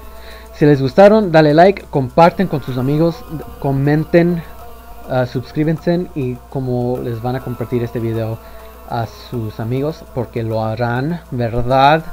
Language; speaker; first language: Spanish; early bilingual, heritage; Spanish